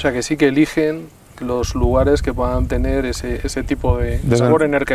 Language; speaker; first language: Spanish; native; Spanish